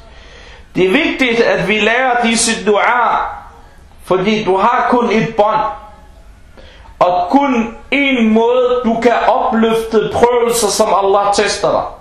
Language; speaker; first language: Danish; non-native, local second language; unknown